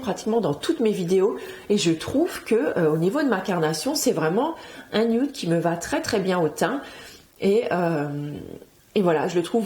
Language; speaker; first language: French; native; French